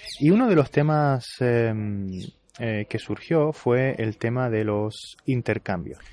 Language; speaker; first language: Spanish; native; Spanish